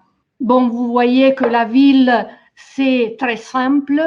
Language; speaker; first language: French; non-native, fluent; Italian